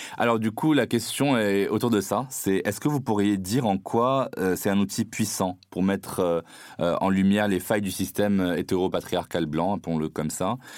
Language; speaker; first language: French; non-native, local second language; Arabic